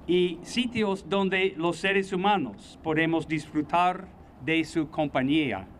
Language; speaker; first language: Spanish; non-native, fluent; English